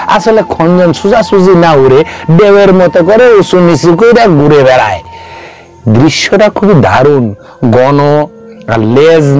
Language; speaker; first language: Bangla; non-native, local second language; Kok Borok